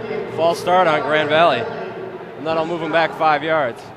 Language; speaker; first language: English; native; English